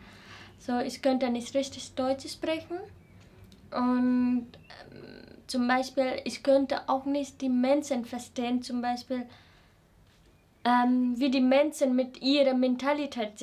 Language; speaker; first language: German; non-native, fluent; Nepali